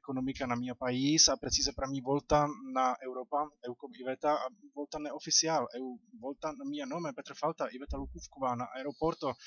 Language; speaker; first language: Portuguese; non-native, learner; Czech